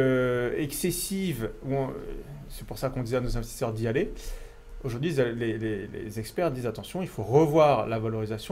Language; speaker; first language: French; native; French